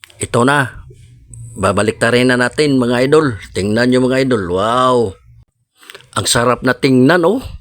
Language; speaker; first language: Filipino; non-native, local second language; Cebuano